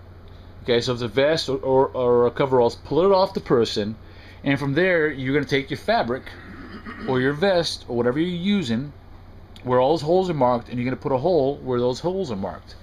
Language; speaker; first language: English; native; English